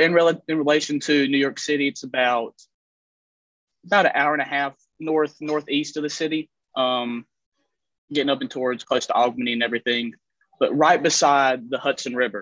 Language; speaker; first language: English; native; English